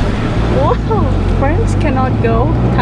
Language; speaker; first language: English; non-native, learner; Thai